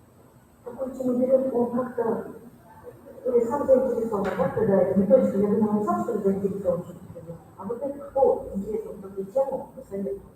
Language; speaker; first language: Russian; non-native, local second language; Kazakh